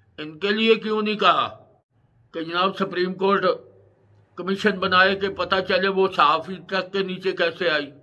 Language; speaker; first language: Urdu; non-native, local second language; Punjabi